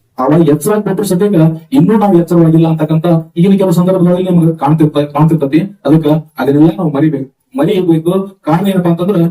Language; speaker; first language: Kannada; native; Kannada